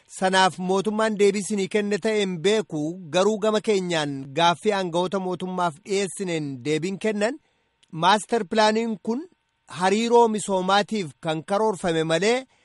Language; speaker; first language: Oromo; native; Oromo